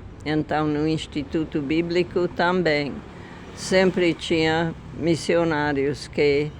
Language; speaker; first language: Portuguese; non-native, fluent; English